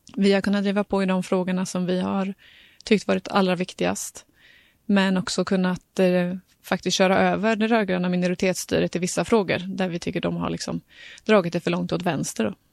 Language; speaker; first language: Swedish; native; Swedish